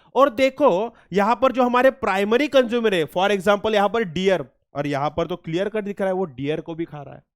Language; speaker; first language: Hindi; non-native, local second language; Marathi